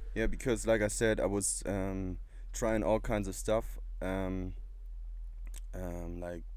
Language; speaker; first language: English; non-native, fluent; German